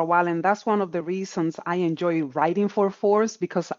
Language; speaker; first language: English; non-native, fluent; Spanish